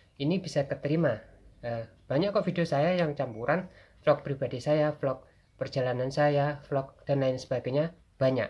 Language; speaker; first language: Indonesian; non-native, local second language; Javanese